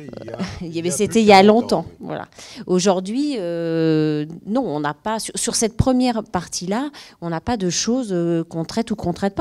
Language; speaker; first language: French; native; French